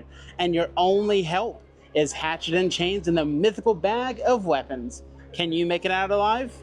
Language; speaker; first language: English; native; English